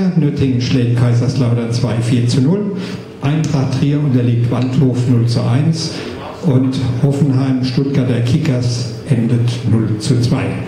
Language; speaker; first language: German; native; German